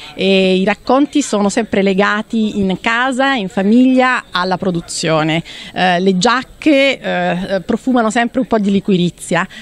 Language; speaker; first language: Italian; native; Italian